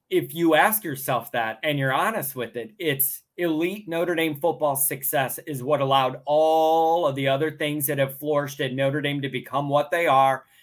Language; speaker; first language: English; native; English